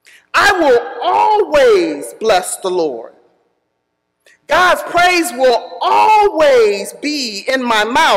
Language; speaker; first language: English; native; English